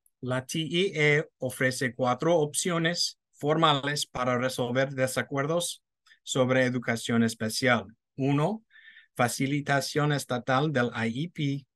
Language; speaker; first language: Spanish; non-native, fluent; English